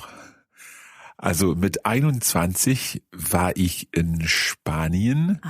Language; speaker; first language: German; non-native, fluent; English